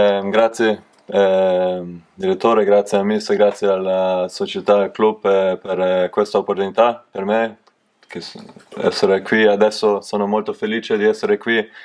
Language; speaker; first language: Italian; non-native, learner; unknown